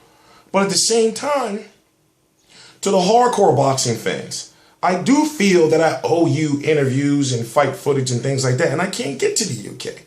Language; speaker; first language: English; native; English